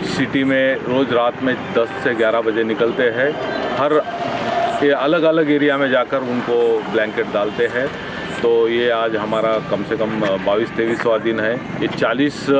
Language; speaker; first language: Hindi; non-native, local second language; Marathi